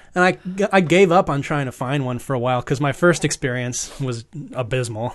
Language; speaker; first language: English; native; English